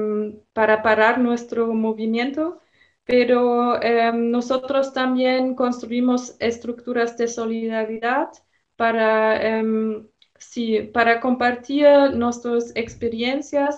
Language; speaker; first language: Spanish; non-native, fluent; German